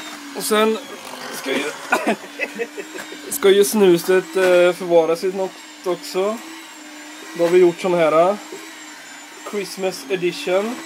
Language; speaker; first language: Swedish; native; Swedish